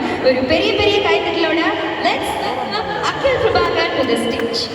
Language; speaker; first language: Tamil; native; Tamil